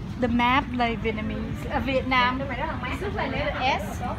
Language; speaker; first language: English; non-native, learner; Vietnamese